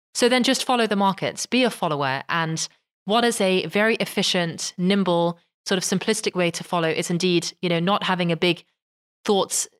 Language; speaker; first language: English; native; English